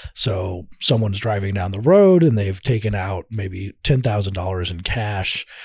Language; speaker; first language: English; native; English